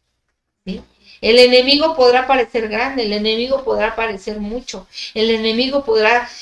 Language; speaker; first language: Spanish; native; Spanish